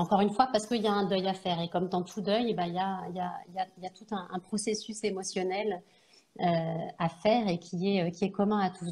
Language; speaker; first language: French; native; French